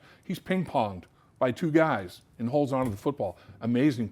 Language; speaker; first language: English; native; English